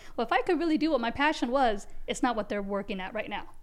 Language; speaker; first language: English; native; English